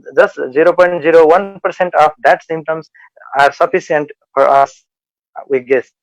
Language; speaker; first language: English; non-native, local second language; Nepali